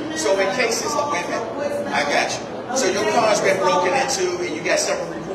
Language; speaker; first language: English; native; English